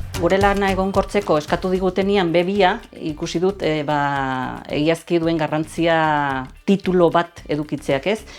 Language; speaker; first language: Basque; native; Basque